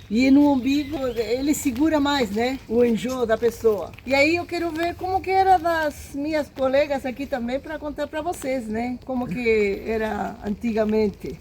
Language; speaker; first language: Portuguese; non-native, fluent; Spanish